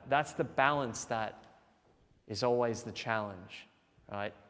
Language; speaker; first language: English; native; English